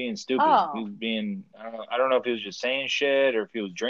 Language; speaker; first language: English; early bilingual, other home language; Spanish